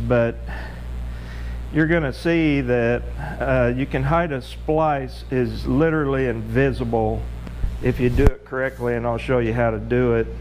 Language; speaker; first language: English; native; English